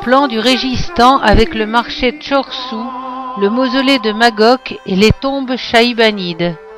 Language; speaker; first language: French; native; French